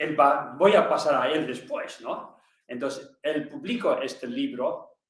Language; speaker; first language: Spanish; non-native, learner; Tibetan